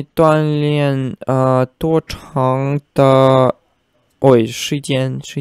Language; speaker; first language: Chinese; non-native, learner; Russian